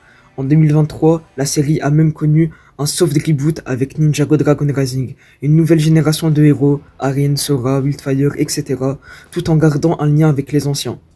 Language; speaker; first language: French; native; French